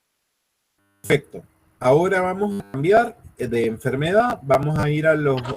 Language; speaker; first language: Spanish; native; Spanish